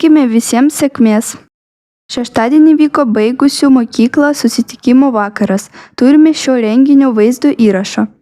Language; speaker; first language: Lithuanian; non-native, local second language; Russian